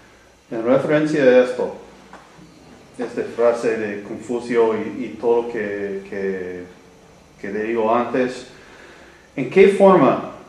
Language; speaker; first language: Spanish; non-native, learner; English